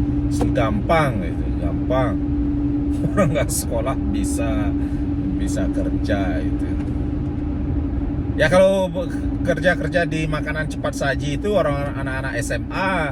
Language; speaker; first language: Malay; non-native, local second language; Balinese